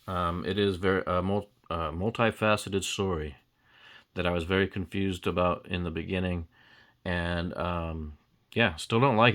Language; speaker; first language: English; native; English